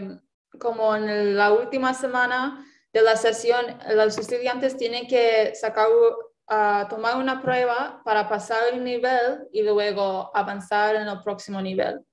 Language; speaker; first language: Spanish; non-native, fluent; English